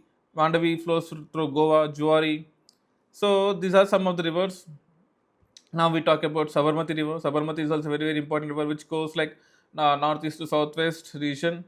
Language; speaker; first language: English; non-native, local second language; Telugu